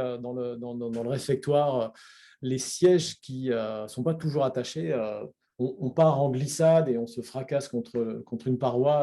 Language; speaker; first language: French; native; French